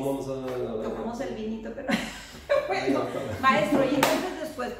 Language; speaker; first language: Spanish; native; Spanish